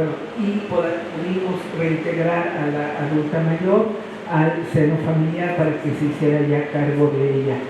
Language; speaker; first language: Spanish; native; Spanish